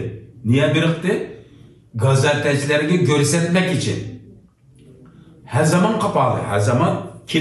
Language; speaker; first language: Turkish; non-native, learner; Uyghur